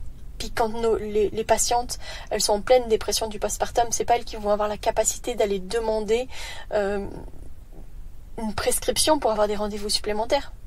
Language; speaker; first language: French; native; French